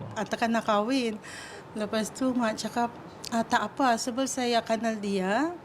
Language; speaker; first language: Malay; non-native, fluent; Filipino